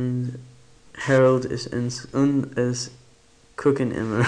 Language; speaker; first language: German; non-native, learner; English